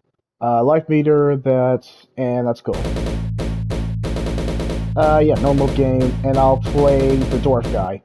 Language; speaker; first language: English; native; English